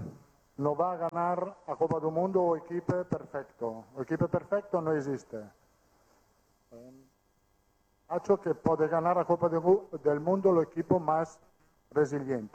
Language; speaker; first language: Portuguese; non-native, fluent; Italian